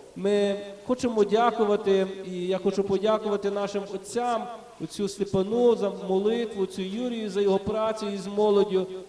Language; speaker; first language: Ukrainian; native; Ukrainian